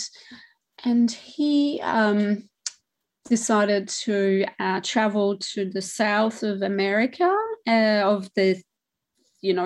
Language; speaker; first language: English; non-native, fluent; French